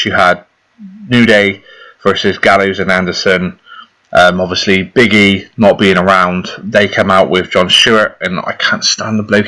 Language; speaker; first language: English; native; English